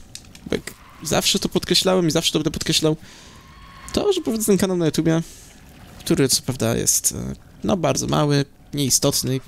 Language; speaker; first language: Polish; native; Polish